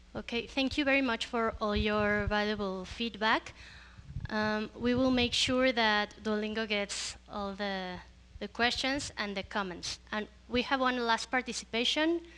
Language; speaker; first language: English; non-native, fluent; Spanish